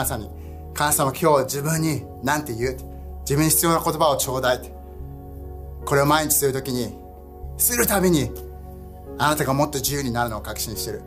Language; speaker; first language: Japanese; early bilingual, heritage; Japanese